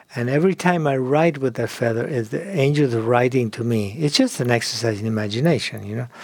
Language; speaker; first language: English; non-native, fluent; Spanish